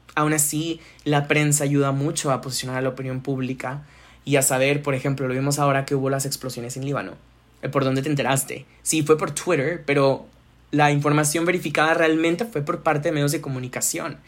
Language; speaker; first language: Spanish; native; Spanish